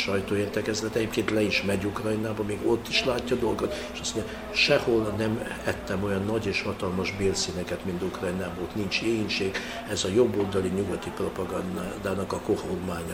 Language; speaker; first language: Hungarian; native; Hungarian